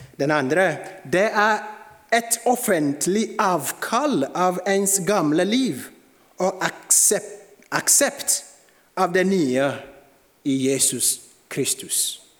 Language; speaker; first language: Norwegian; non-native, fluent; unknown